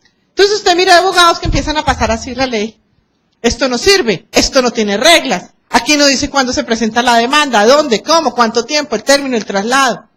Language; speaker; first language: Spanish; native; Spanish